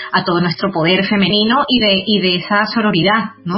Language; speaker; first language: Spanish; native; Spanish